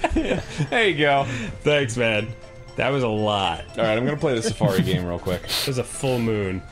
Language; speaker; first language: English; native; English